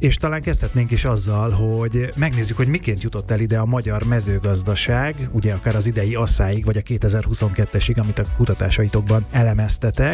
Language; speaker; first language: Hungarian; native; Hungarian